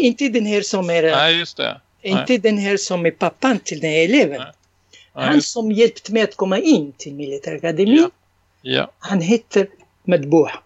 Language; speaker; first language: Swedish; non-native, fluent; Arabic